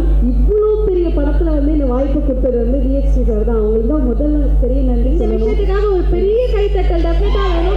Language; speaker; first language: Tamil; native; Tamil